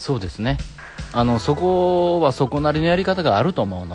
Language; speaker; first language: Japanese; native; Japanese